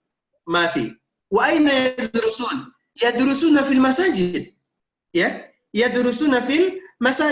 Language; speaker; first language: Arabic; non-native, fluent; Indonesian